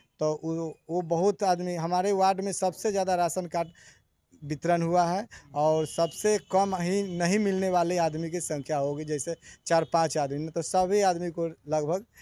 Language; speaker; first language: Hindi; native; Hindi